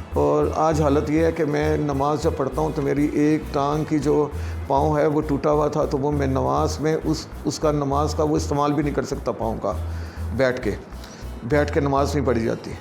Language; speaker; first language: Hindi; non-native, local second language; Punjabi